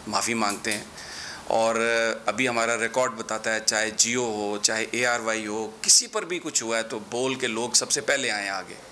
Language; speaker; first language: Urdu; native; Urdu